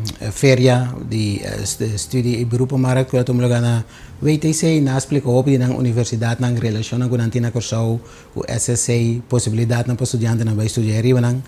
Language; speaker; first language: Spanish; non-native, learner; Papiamento